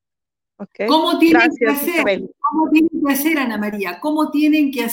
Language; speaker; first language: Spanish; native; Spanish